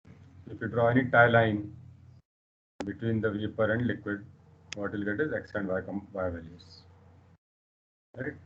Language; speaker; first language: English; non-native, local second language; Hindi